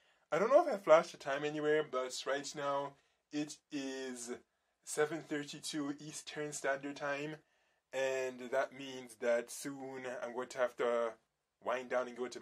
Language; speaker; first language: English; native; English